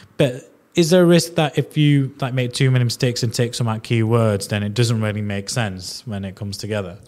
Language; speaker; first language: English; native; English